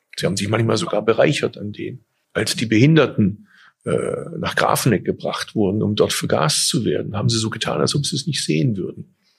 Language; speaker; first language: German; early bilingual, other home language; Turkish